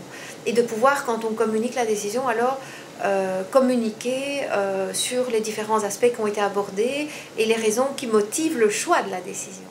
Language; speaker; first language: French; native; French